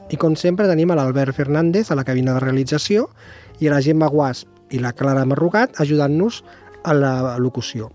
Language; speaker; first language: Catalan; native; Catalan